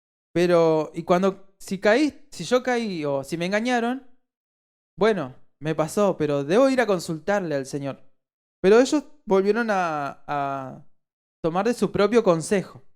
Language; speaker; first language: Spanish; native; Spanish